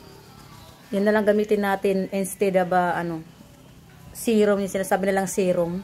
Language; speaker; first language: Filipino; native; Filipino